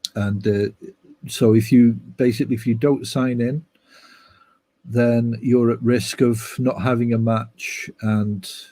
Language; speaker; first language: English; native; English